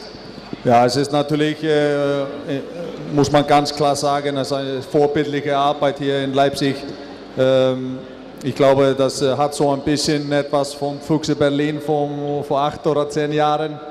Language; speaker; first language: German; non-native, fluent; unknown